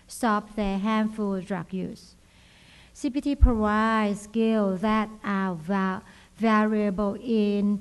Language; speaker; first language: English; non-native, learner; Thai